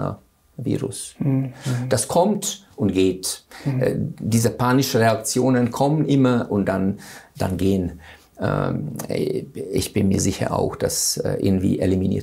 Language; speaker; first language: German; non-native, fluent; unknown